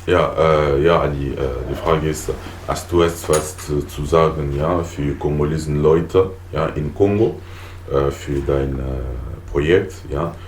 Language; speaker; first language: German; non-native, learner; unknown